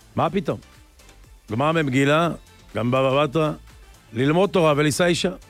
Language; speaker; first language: Hebrew; native; Hebrew